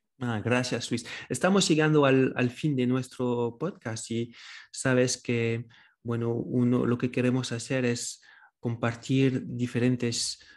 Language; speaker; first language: Spanish; non-native, fluent; French